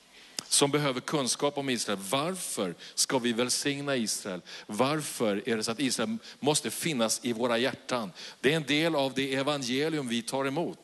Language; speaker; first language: Swedish; native; Swedish